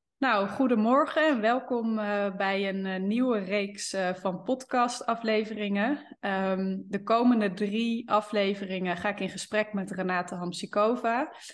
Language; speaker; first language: Dutch; native; Dutch